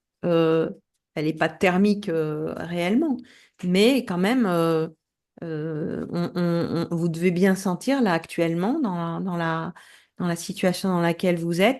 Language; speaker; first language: French; native; French